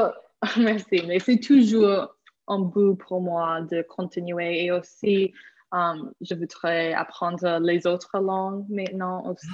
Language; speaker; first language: French; non-native, fluent; English